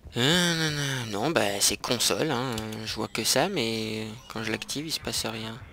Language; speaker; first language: French; native; French